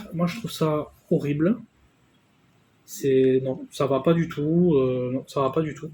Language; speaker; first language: French; native; French